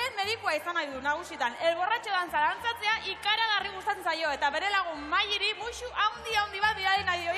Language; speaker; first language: Basque; native; Basque